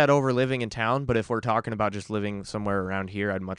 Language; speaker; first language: English; native; English